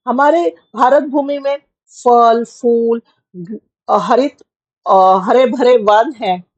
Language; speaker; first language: Hindi; non-native, local second language; Marathi